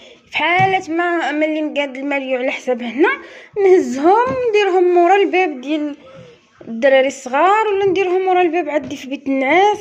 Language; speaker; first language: Arabic; native; Arabic